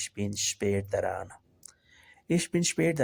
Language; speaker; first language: German; non-native, learner; Urdu